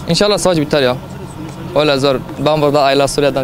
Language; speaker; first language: Turkish; non-native, learner; Arabic